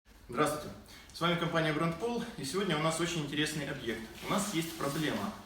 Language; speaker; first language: Russian; native; Russian